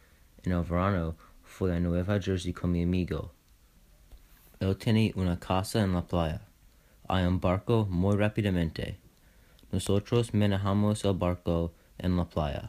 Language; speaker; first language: Spanish; non-native, learner; English